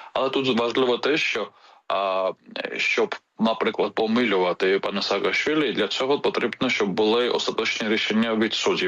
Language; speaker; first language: Ukrainian; non-native, fluent; Georgian